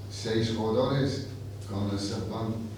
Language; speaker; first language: Spanish; non-native, fluent; English